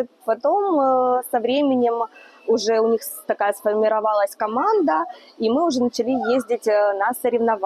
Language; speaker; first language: Ukrainian; non-native, local second language; Russian